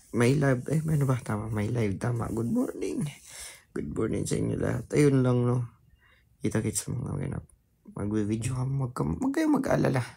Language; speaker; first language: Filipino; non-native, local second language; Hiligaynon